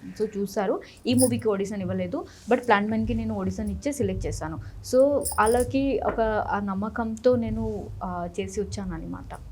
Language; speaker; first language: Telugu; non-native, fluent; Hindi